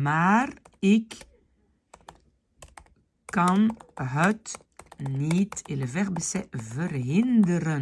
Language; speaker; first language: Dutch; non-native, fluent; French